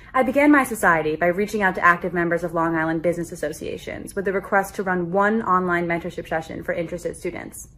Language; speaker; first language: English; native; English